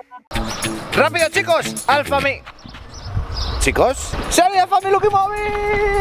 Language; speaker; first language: Spanish; native; Spanish